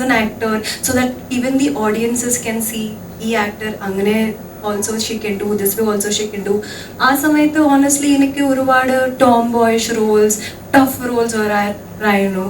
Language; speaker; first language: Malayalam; non-native, learner; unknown